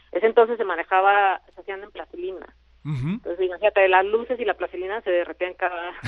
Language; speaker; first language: Spanish; native; Spanish